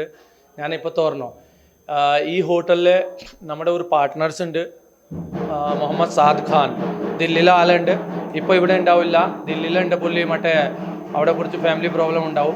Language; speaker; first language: Malayalam; non-native, local second language; Hindi